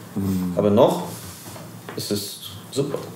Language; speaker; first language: German; non-native, learner; Persian